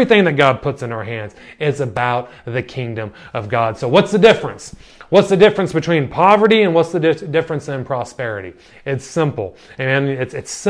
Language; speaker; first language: English; native; English